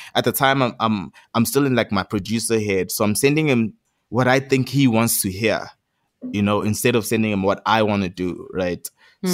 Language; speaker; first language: English; non-native, local second language; Zulu